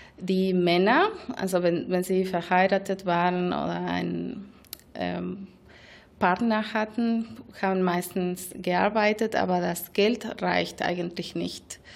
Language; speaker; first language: German; non-native, fluent; Spanish